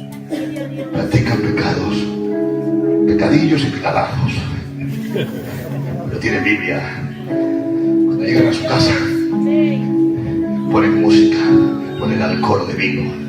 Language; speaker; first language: Spanish; native; Spanish